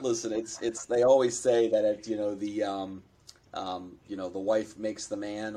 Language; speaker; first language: English; native; English